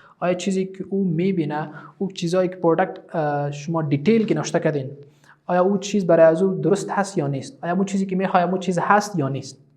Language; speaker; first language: Persian; native; Persian